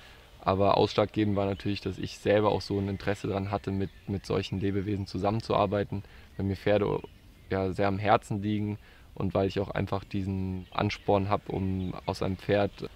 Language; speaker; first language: German; native; German